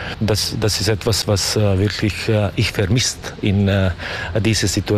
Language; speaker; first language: German; non-native, learner; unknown